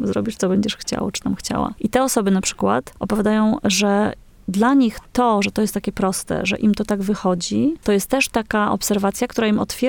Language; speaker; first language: Polish; native; Polish